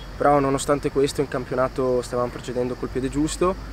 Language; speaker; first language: Italian; native; Italian